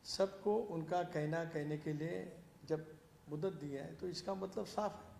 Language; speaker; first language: Hindi; non-native, local second language; Marathi